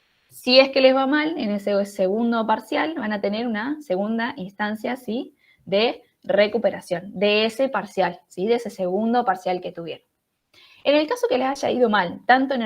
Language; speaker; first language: Spanish; native; Spanish